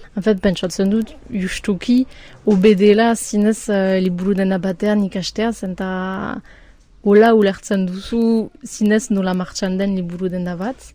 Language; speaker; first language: Basque; non-native, local second language; French